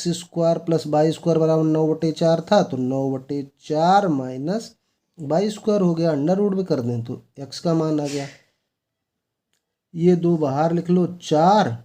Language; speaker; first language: Hindi; native; Hindi